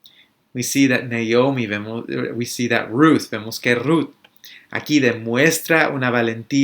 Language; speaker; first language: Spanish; early bilingual, other home language; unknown